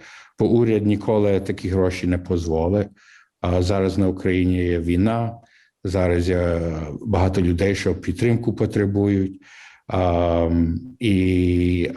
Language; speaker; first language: Ukrainian; early bilingual, heritage; English